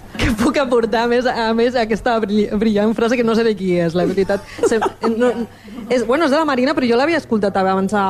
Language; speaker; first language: Catalan; non-native, local second language; Spanish